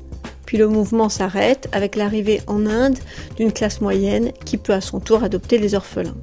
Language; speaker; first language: French; native; French